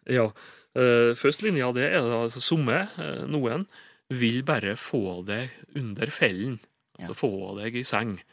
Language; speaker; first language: Norwegian; native; Norwegian